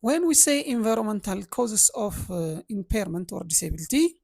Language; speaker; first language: English; non-native, local second language; Amharic